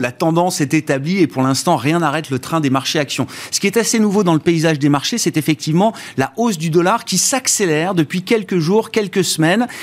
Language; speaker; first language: French; native; French